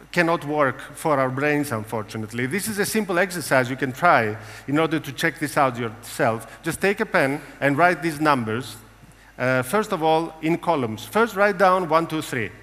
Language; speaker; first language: English; non-native, fluent; Greek